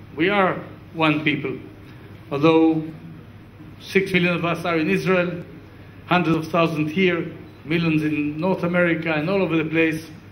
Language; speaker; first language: English; non-native, fluent; Hebrew